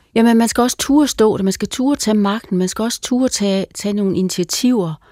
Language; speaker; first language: Danish; native; Danish